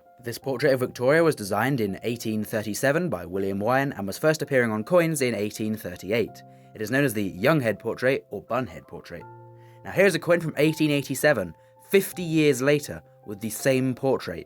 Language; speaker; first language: English; native; English